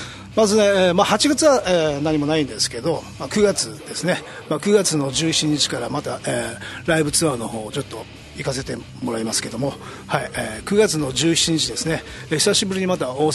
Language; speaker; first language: Japanese; native; Japanese